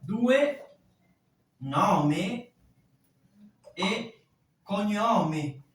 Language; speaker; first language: Italian; non-native, fluent; French